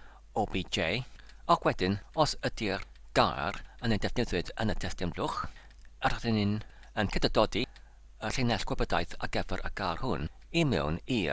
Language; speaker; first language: Welsh; non-native, local second language; English